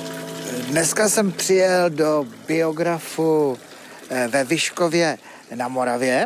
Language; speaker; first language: Czech; native; Czech